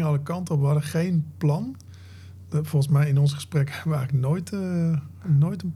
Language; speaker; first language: Dutch; native; Dutch